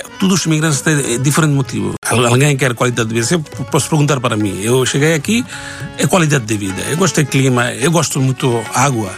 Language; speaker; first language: Portuguese; non-native, learner; Bangla